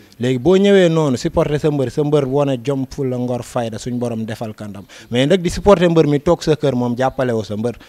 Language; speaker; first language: Wolof; native; Wolof